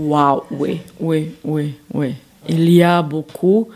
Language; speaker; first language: French; non-native, fluent; Serbian